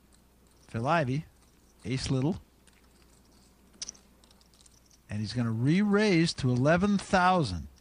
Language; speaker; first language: English; native; English